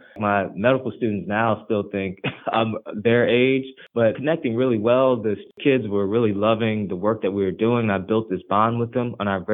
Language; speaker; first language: English; early bilingual, other home language; Haitian Creole